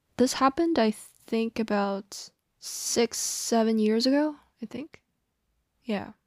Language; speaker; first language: English; non-native, local second language; Cantonese